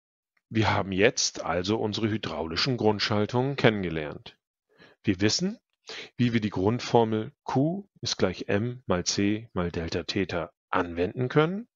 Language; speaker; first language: German; native; German